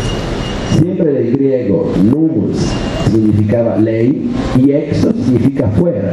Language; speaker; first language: Spanish; non-native, fluent; Italian